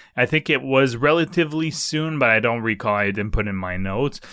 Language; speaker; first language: English; native; English